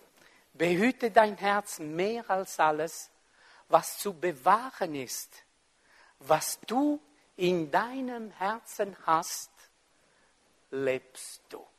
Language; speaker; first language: German; non-native, fluent; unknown